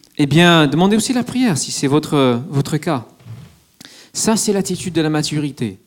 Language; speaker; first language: French; non-native, fluent; English